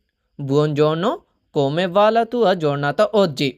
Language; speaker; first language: Italian; non-native, fluent; Bangla